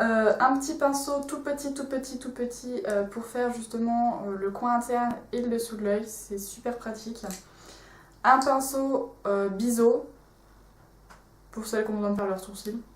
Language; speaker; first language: French; native; French